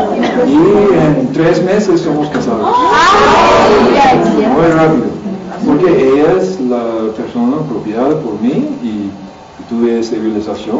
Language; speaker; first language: Spanish; non-native, learner; English